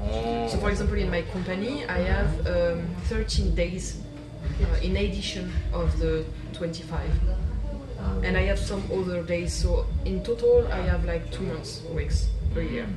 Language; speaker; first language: English; non-native, fluent; French